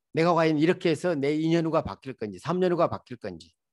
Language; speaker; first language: Korean; native; Korean